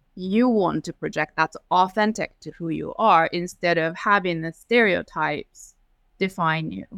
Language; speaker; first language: English; early bilingual, other home language; Japanese